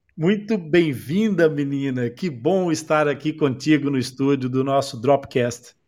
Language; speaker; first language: Portuguese; native; Portuguese